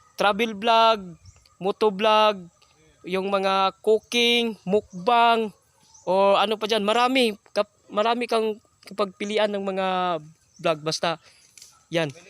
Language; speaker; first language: Filipino; non-native, local second language; Cebuano